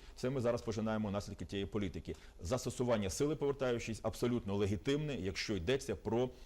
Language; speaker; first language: Ukrainian; native; Ukrainian